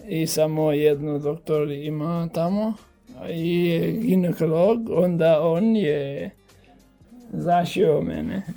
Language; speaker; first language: Croatian; non-native, learner; Catalan